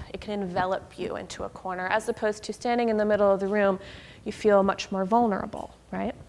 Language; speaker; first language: English; native; English